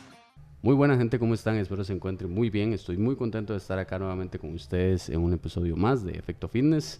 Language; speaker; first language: Spanish; native; Spanish